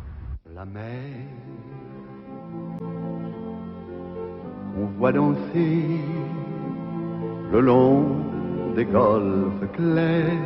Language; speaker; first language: French; native; French